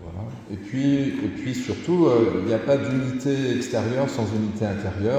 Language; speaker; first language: French; native; French